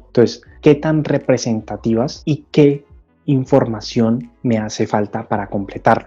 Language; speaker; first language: Spanish; native; Spanish